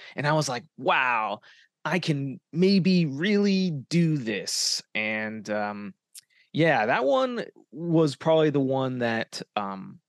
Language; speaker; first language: English; native; English